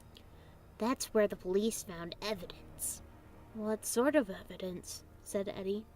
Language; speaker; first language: English; native; English